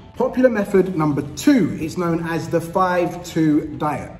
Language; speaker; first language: English; native; English